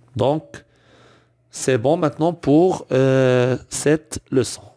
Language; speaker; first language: French; non-native, local second language; Arabic